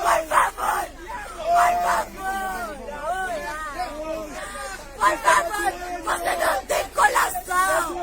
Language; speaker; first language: Portuguese; non-native, learner; Haitian Creole